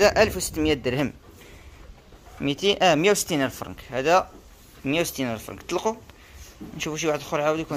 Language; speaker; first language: Arabic; native; Arabic